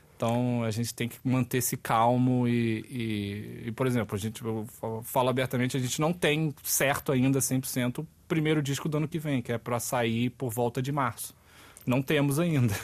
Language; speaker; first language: Portuguese; native; Portuguese